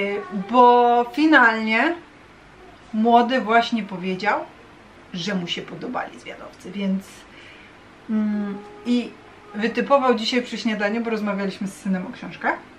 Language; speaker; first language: Polish; native; Polish